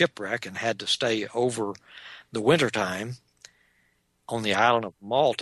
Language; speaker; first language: English; native; English